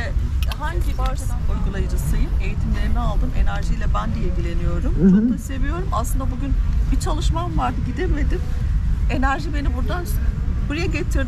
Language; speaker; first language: Turkish; native; Turkish